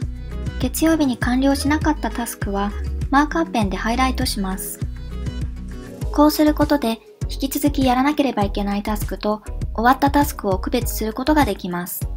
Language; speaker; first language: Japanese; native; Japanese